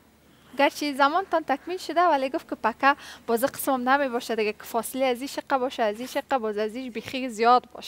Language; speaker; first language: Persian; native; Persian